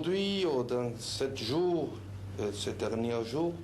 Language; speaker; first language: French; non-native, fluent; Spanish